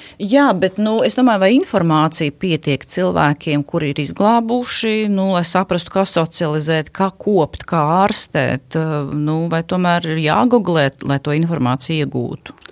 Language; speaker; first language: Latvian; native; Latvian